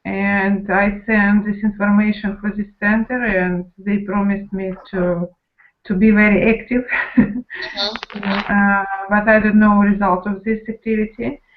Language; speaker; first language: English; non-native, learner; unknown